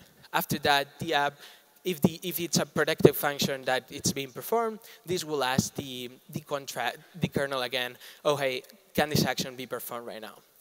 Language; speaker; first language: English; non-native, fluent; Spanish